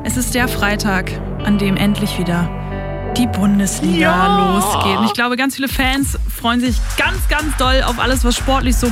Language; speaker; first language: German; native; German